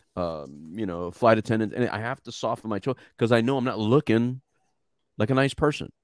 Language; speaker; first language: English; native; English